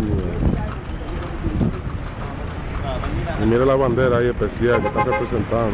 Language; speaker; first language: Spanish; early bilingual, heritage; Spanish